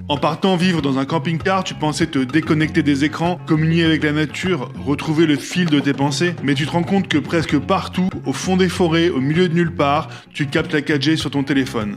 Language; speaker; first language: French; native; French